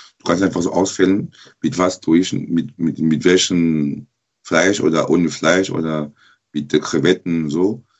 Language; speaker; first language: German; non-native, learner; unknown